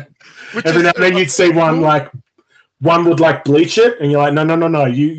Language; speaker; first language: English; native; English